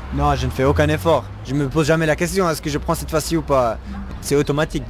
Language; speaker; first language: French; early bilingual, other home language; Kurdish